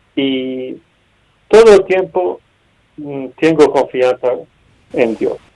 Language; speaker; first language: Spanish; non-native, learner; Arabic